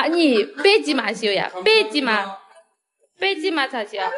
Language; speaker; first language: Korean; non-native, fluent; Chinese